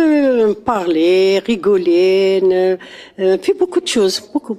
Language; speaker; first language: French; non-native, learner; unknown